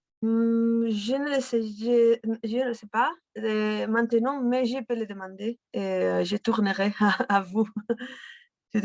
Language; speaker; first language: French; non-native, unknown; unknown